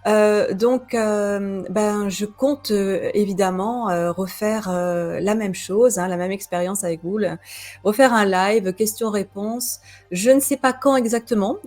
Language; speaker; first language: French; native; French